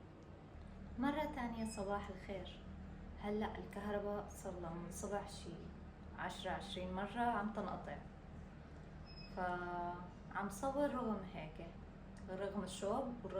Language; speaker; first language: Arabic; native; Arabic